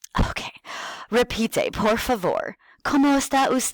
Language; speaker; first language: Spanish; non-native, fluent; English